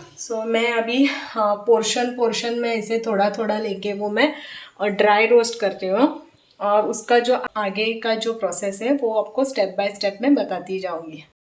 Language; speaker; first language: Hindi; non-native, local second language; Konkani